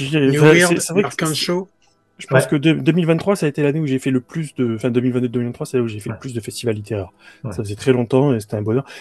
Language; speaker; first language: French; native; French